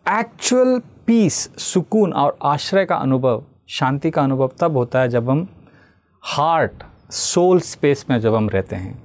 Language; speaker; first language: Hindi; non-native, local second language; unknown